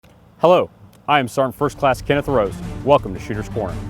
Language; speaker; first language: English; native; English